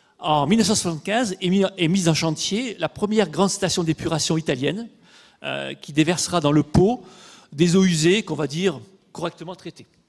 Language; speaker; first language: French; native; French